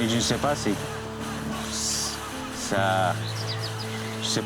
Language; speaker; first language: French; non-native, learner; Arabic